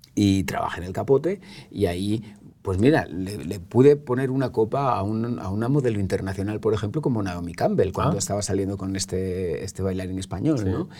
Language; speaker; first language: Spanish; native; Spanish